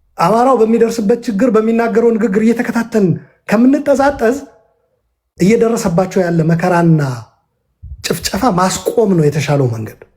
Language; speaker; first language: Amharic; non-native, local second language; Tigrinya